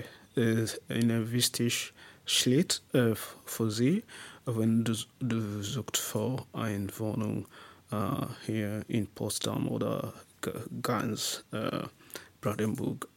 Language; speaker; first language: German; non-native, learner; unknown